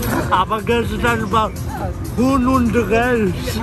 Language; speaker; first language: German; non-native, learner; Polish